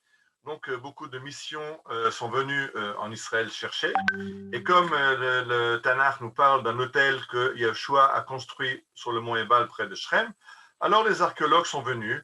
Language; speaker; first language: French; native; French